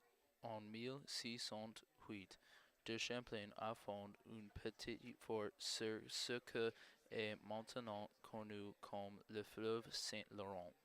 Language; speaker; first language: French; non-native, learner; English